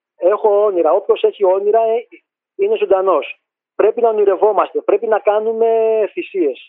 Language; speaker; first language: Greek; native; Greek